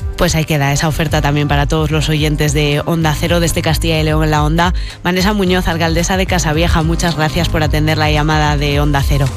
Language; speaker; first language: Spanish; native; Spanish